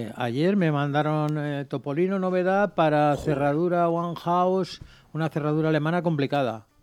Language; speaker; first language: Spanish; non-native, local second language; Catalan